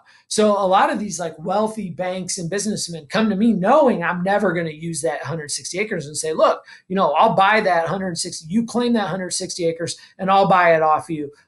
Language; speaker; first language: English; native; English